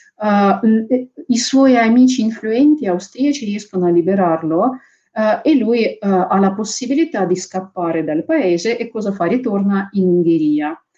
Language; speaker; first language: Italian; non-native, fluent; Russian